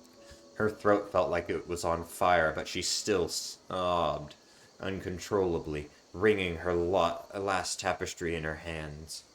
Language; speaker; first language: English; native; English